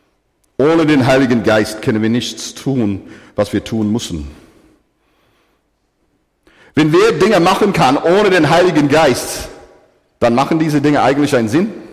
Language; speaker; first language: German; non-native, fluent; English